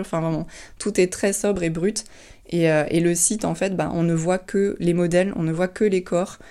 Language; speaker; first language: French; native; French